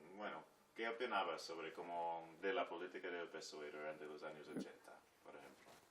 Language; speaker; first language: Spanish; non-native, fluent; English